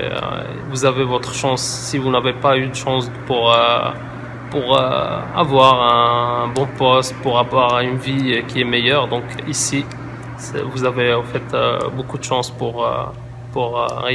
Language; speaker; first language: French; non-native, local second language; Arabic